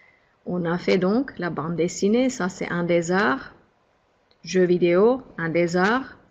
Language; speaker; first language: French; non-native, fluent; Finnish